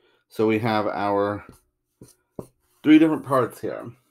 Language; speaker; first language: English; native; English